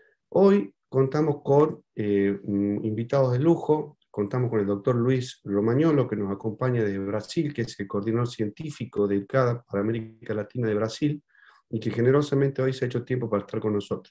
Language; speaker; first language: Spanish; native; Spanish